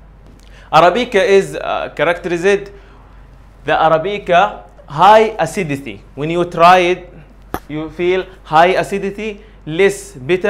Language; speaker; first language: English; non-native, learner; Arabic